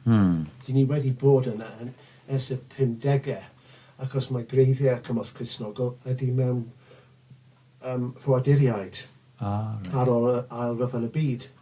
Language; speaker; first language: Welsh; non-native, local second language; English